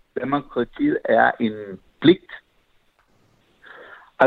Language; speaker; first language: Danish; non-native, fluent; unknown